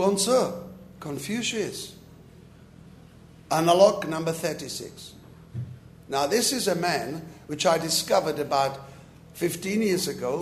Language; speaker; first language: English; non-native, fluent; Czech